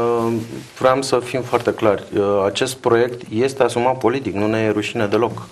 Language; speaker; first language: Romanian; native; Romanian